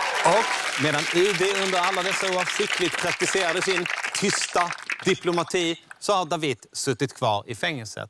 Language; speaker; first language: Swedish; native; Swedish